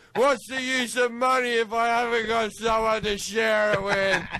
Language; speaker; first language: English; native; English